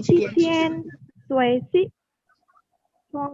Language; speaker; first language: Chinese; non-native, learner; Indonesian